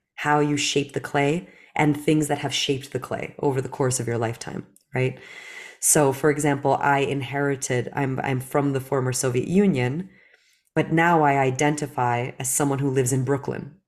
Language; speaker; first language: English; early bilingual, other home language; Russian